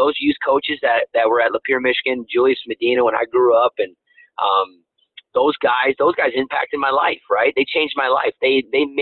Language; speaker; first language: English; native; English